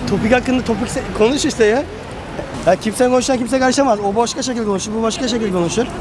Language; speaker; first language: Turkish; native; Turkish